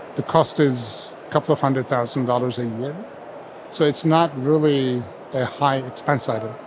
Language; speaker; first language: English; non-native, fluent; Turkish